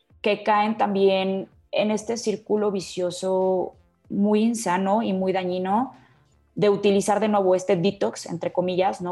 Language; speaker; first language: Spanish; native; Spanish